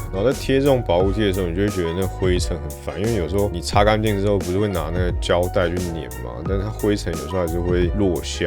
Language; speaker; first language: Chinese; native; Chinese